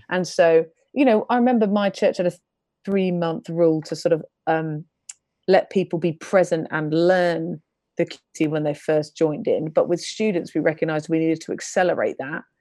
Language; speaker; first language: English; native; English